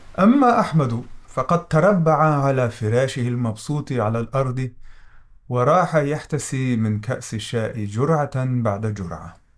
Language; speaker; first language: Arabic; non-native, learner; French